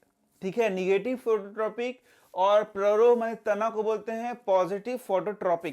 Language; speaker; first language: Hindi; native; Hindi